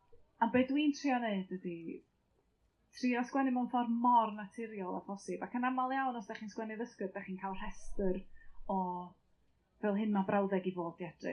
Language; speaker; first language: Welsh; native; Welsh